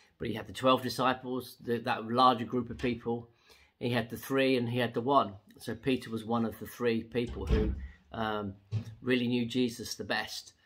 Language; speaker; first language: English; native; English